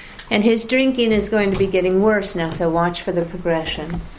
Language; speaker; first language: English; native; English